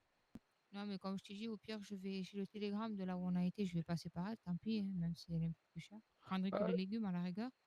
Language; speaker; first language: French; native; French